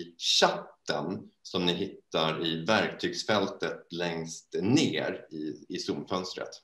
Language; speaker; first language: Swedish; native; Swedish